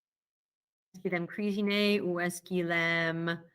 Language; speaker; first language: French; non-native, fluent; English